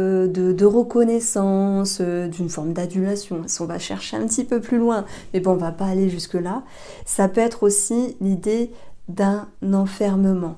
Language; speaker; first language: French; native; French